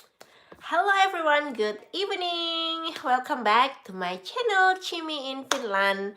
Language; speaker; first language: English; non-native, learner; Indonesian